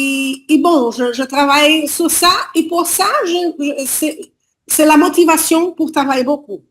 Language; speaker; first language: French; non-native, learner; Portuguese